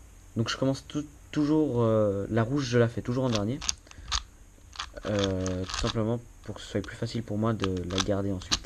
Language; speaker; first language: French; native; French